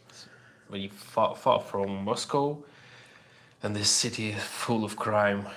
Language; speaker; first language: English; non-native, learner; Russian